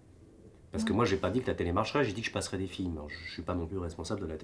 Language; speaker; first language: French; native; French